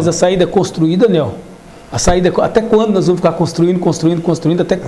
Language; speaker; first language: Portuguese; native; Portuguese